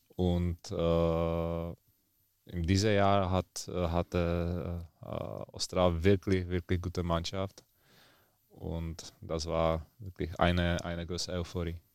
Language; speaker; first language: German; non-native, learner; Czech